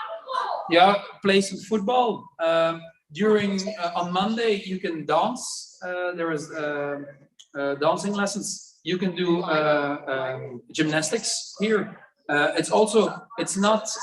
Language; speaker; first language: English; non-native, fluent; Dutch